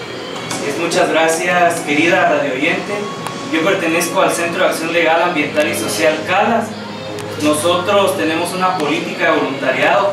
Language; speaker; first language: Spanish; native; Spanish